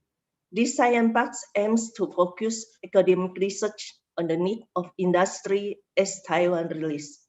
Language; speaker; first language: English; non-native, learner; Indonesian